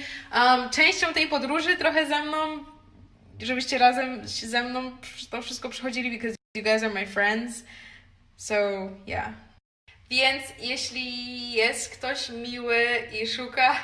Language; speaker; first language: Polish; early bilingual, heritage; Polish